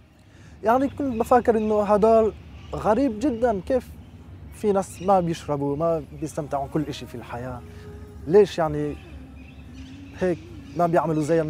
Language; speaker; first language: Arabic; non-native, fluent; French